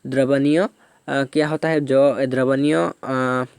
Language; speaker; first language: Hindi; non-native, local second language; Bangla